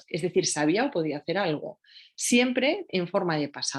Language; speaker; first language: Spanish; native; Spanish